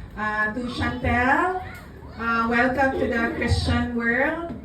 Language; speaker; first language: English; non-native, local second language; Cebuano